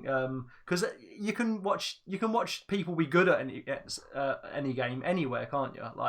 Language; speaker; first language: English; native; English